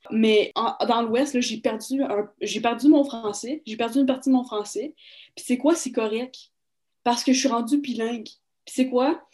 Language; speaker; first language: French; native; French